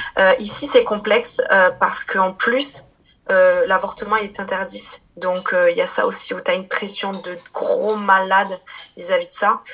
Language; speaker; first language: French; early bilingual, other home language; Portuguese